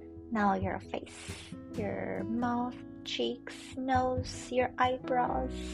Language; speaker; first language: English; non-native, fluent; Japanese